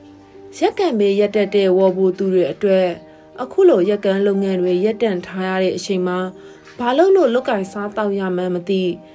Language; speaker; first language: Burmese; native; Burmese